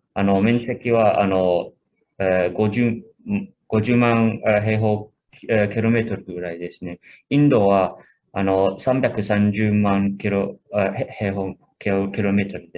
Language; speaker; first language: Japanese; non-native, fluent; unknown